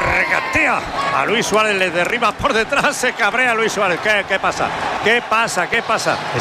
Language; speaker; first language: Spanish; native; Spanish